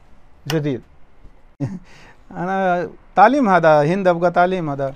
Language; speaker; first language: Arabic; non-native, learner; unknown